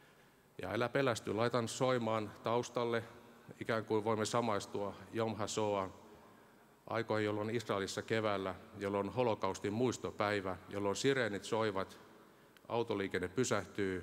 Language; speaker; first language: Finnish; native; Finnish